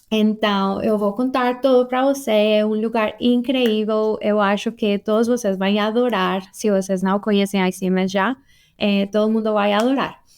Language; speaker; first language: Portuguese; non-native, fluent; Spanish